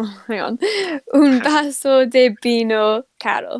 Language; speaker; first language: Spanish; non-native, learner; English